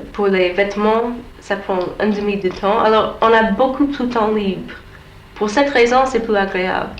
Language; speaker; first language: French; non-native, learner; English